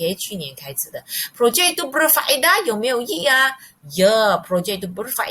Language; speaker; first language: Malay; non-native, local second language; Chinese